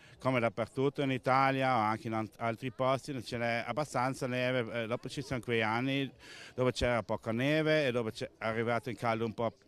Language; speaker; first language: Italian; non-native, local second language; German